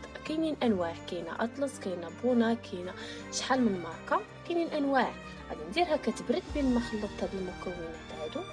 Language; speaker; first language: Arabic; native; Arabic